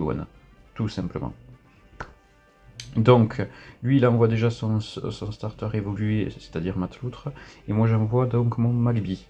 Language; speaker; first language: French; native; French